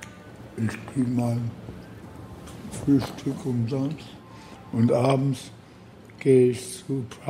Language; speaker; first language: German; early bilingual, heritage; German